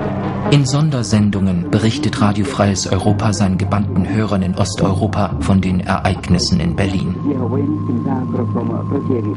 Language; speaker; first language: German; native; German